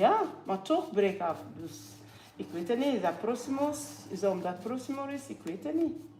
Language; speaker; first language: Dutch; non-native, fluent; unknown